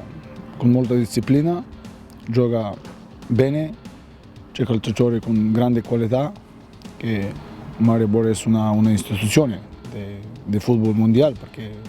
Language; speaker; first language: Italian; non-native, fluent; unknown